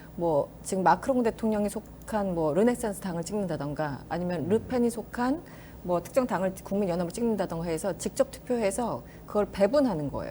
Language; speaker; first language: Korean; native; Korean